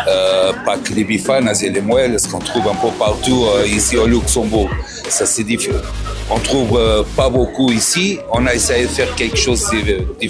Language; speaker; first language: French; early bilingual, other home language; Portuguese